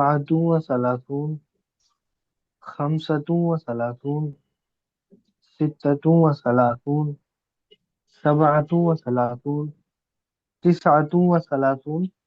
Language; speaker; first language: Arabic; non-native, learner; Urdu